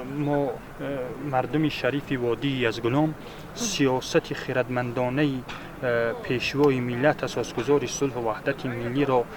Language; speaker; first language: Tajik; non-native, local second language; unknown